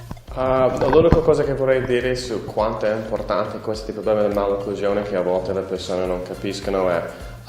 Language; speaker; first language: Italian; non-native, fluent; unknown